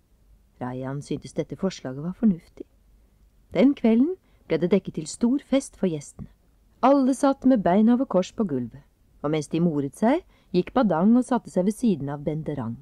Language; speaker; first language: Norwegian; native; Norwegian